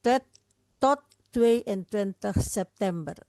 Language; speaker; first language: Dutch; non-native, fluent; Indonesian